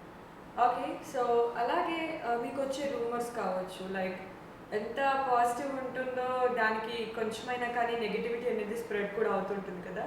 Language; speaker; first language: Telugu; native; Telugu